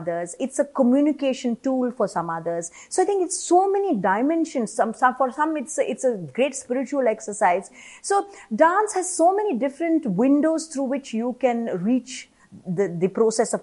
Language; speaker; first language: English; non-native, local second language; Malayalam